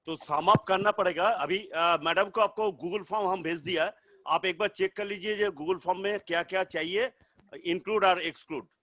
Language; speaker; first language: Hindi; non-native, local second language; Bangla